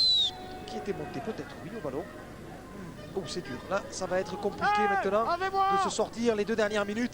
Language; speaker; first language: French; native; French